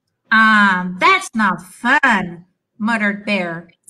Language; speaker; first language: English; non-native, fluent; Portuguese